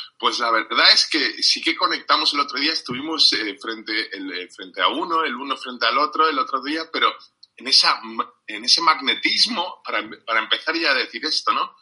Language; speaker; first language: Spanish; non-native, fluent; English